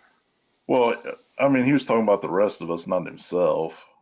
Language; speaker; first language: English; native; English